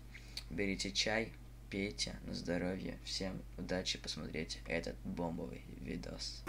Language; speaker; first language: Russian; native; Russian